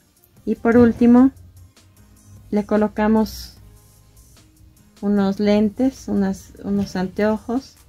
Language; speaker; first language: Spanish; native; Spanish